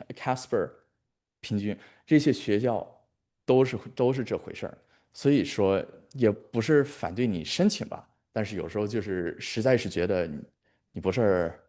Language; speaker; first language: Chinese; early bilingual, heritage; Chinese